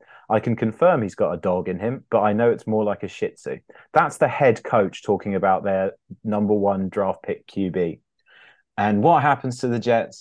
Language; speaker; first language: English; native; English